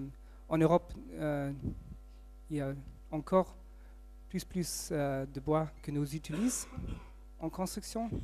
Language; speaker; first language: French; non-native, fluent; German